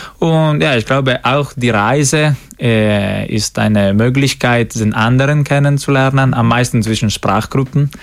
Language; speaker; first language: German; non-native, local second language; Italian